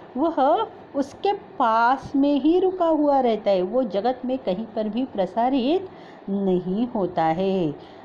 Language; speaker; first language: Hindi; non-native, local second language; Marathi